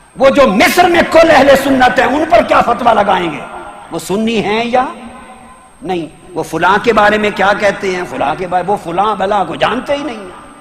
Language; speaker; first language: Urdu; native; Urdu